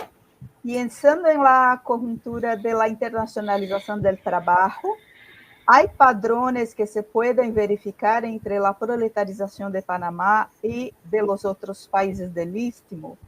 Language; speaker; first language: Spanish; non-native, fluent; Portuguese